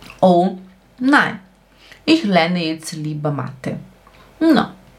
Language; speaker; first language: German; non-native, fluent; Portuguese